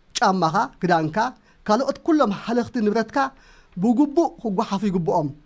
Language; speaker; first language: Tigrinya; native; Tigrinya